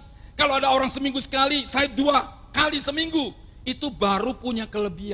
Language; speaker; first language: Indonesian; non-native, local second language; Javanese